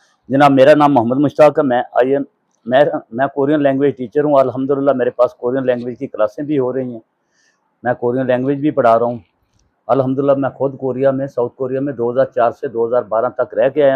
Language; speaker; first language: Hindi; non-native, local second language; Punjabi